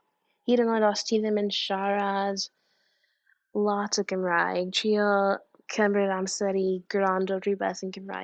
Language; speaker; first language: Welsh; non-native, fluent; English